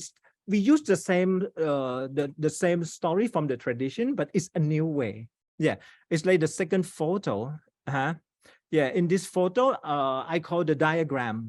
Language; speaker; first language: English; non-native, fluent; Thai